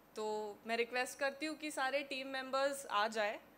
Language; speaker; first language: Hindi; non-native, local second language; Marathi